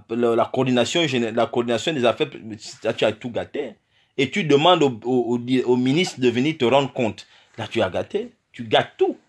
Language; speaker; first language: French; non-native, local second language; Fang